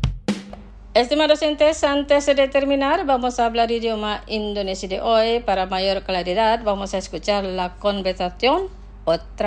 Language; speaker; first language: Spanish; non-native, fluent; Indonesian